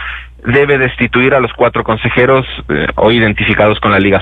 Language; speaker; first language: Spanish; native; Spanish